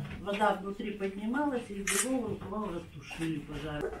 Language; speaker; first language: Russian; native; Russian